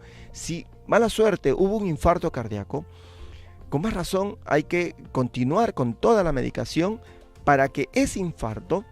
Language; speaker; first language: Spanish; native; Spanish